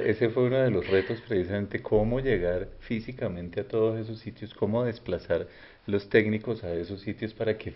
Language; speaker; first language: Spanish; native; Spanish